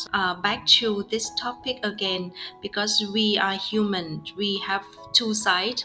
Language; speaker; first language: English; non-native, fluent; Vietnamese